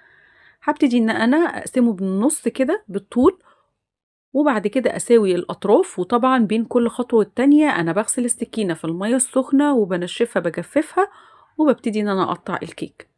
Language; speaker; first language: Arabic; native; Arabic